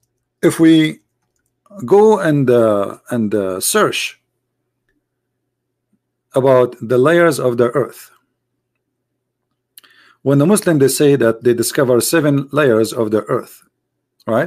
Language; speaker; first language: English; non-native, fluent; Arabic